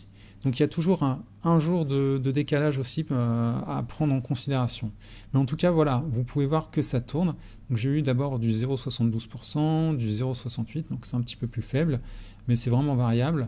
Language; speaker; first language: French; native; French